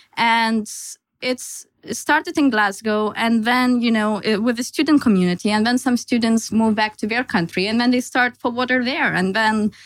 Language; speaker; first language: English; non-native, fluent; Lithuanian